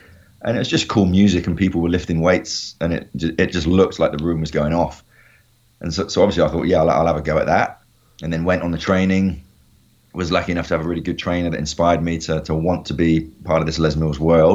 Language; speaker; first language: English; native; English